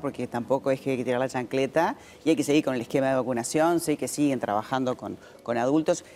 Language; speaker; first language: Spanish; native; Spanish